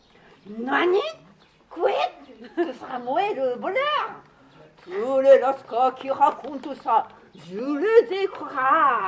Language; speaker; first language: French; non-native, fluent; Japanese